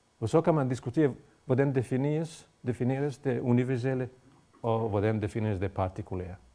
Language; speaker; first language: Danish; non-native, fluent; Bosnian